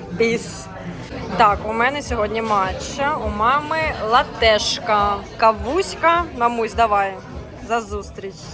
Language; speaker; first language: Ukrainian; non-native, local second language; Russian